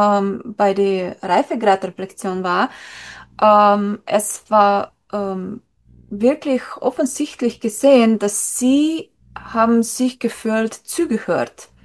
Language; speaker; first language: German; non-native, learner; Slovenian